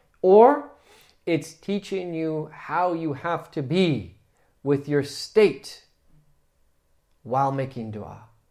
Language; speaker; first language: English; native; English